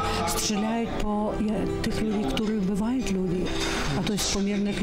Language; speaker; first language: Polish; non-native, learner; Ukrainian